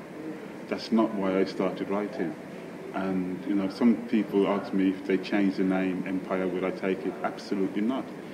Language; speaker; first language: English; native; English